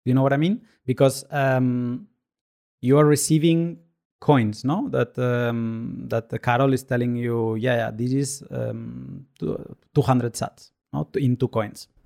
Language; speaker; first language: English; non-native, fluent; Spanish